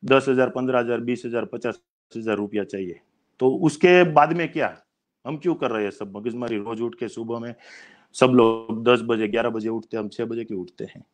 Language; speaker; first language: Hindi; non-native, local second language; Gujarati